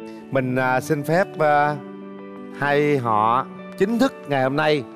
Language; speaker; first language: Vietnamese; native; Vietnamese